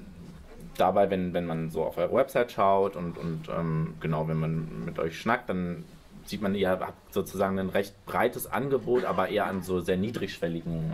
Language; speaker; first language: German; native; German